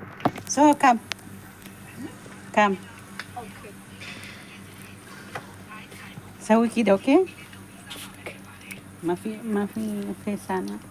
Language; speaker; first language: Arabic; non-native, learner; Amharic